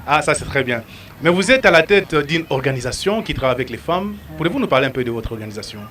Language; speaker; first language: French; non-native, local second language; Lingala